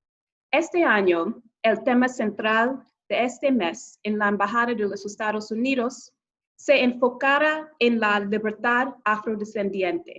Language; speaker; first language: Spanish; non-native, fluent; English